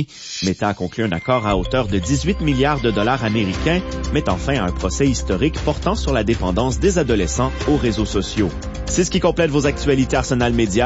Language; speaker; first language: French; native; French